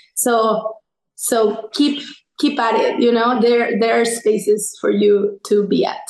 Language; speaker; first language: English; non-native, fluent; Spanish